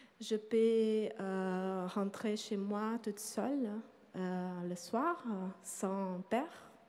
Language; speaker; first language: French; non-native, learner; Portuguese